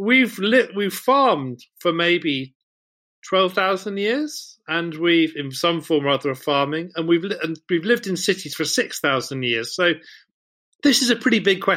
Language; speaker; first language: English; native; English